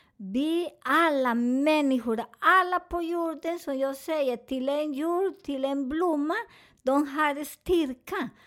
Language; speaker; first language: Swedish; non-native, learner; Spanish